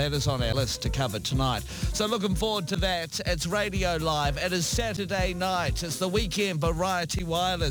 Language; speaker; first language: English; native; English